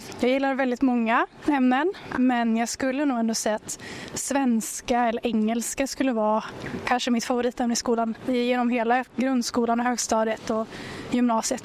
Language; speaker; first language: Swedish; native; Swedish